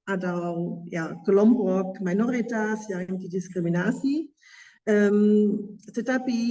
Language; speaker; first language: Indonesian; non-native, fluent; German